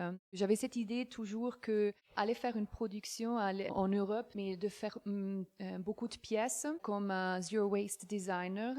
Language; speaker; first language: French; non-native, fluent; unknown